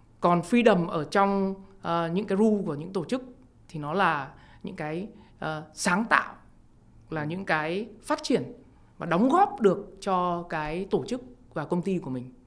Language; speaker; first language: Vietnamese; native; Vietnamese